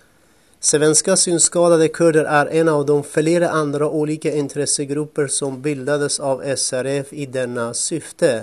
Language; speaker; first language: Swedish; non-native, fluent; Kurdish